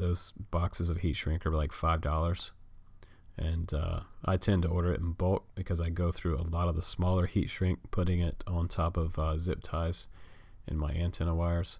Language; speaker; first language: English; native; English